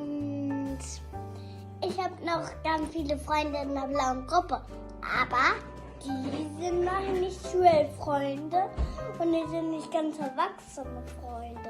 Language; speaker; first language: German; early bilingual, other home language; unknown